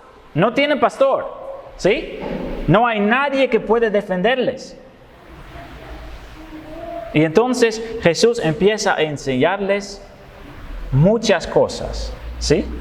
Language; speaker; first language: Spanish; non-native, fluent; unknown